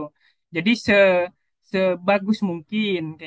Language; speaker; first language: Indonesian; native; Indonesian